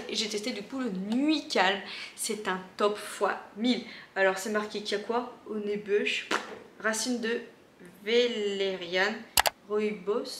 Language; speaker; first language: French; native; French